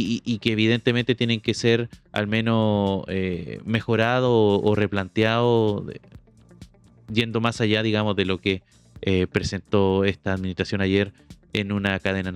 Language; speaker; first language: Spanish; native; Spanish